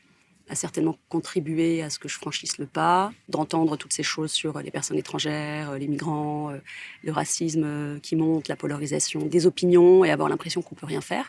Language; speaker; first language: French; native; French